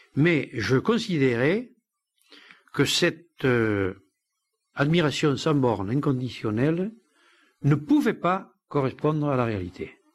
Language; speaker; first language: French; native; French